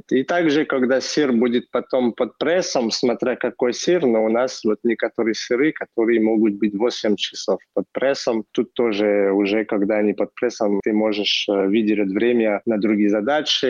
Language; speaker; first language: Russian; non-native, fluent; French